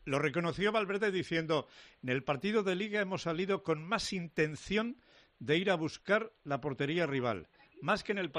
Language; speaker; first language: Spanish; native; Spanish